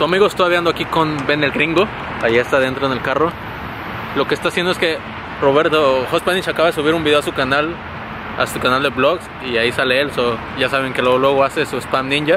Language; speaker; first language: Spanish; native; Spanish